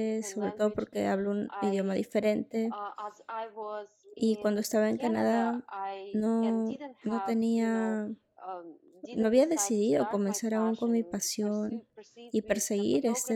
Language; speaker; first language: Spanish; non-native, fluent; Russian